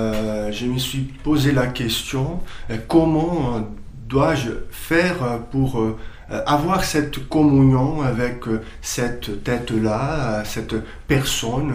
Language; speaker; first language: French; non-native, fluent; Portuguese